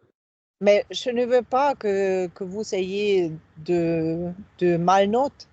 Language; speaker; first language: French; non-native, fluent; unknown